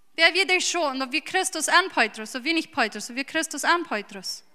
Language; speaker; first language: German; early bilingual, heritage; English